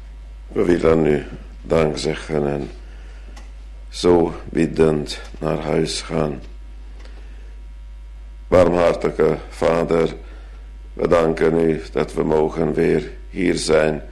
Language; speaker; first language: Dutch; non-native, fluent; Hungarian